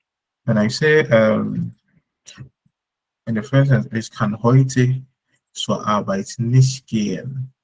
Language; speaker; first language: German; non-native, fluent; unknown